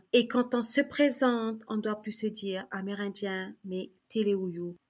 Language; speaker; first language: French; early bilingual, other home language; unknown